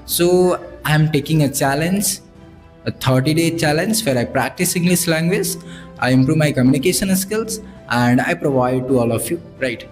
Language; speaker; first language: English; non-native, learner; Bhojpuri